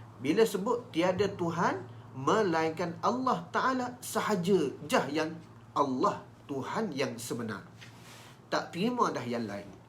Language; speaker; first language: Malay; native; Malay